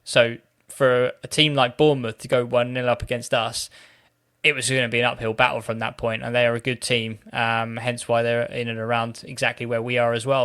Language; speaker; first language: English; native; English